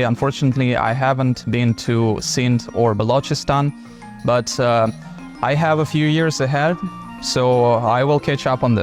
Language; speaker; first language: English; non-native, fluent; Russian